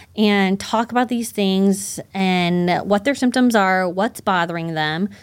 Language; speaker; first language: English; early bilingual, other home language; Chinese